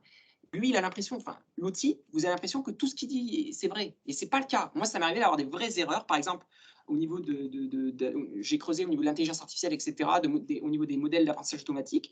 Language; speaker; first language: French; native; French